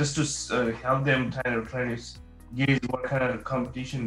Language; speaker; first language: English; non-native, local second language; Nepali